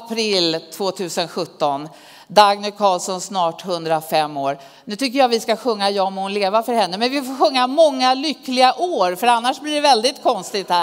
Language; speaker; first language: Swedish; native; Swedish